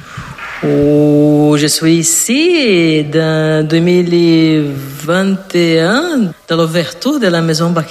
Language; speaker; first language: French; non-native, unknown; Portuguese